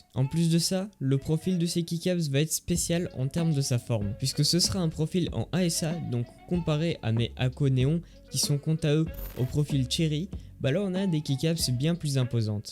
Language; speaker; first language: French; native; French